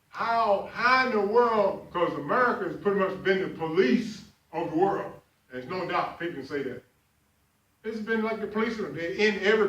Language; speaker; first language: English; native; English